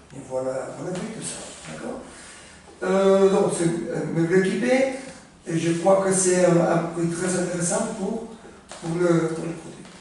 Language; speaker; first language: French; non-native, learner; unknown